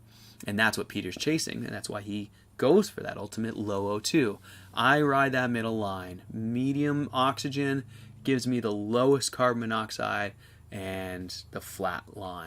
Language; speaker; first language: English; native; English